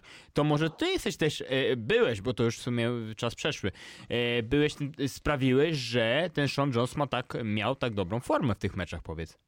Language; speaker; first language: Polish; native; Polish